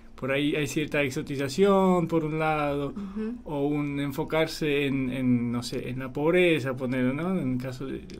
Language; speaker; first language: Spanish; non-native, fluent; Polish